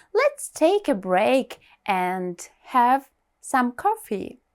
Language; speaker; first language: English; non-native, fluent; Ukrainian